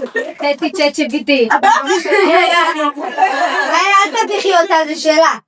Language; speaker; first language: Hebrew; native; Hebrew